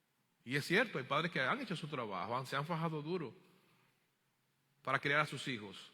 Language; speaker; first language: Spanish; native; Spanish